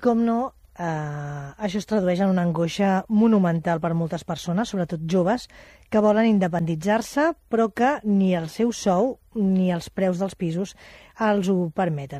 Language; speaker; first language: Catalan; native; Catalan